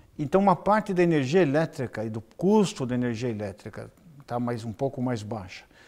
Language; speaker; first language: Portuguese; native; Portuguese